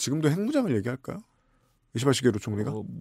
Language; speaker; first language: Korean; native; Korean